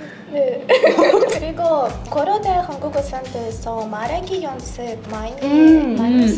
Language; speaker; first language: Korean; non-native, learner; Russian